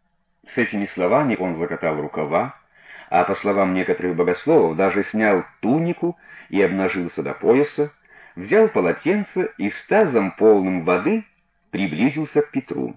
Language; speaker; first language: Russian; native; Russian